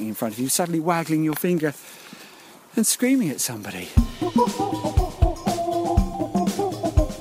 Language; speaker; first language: English; native; English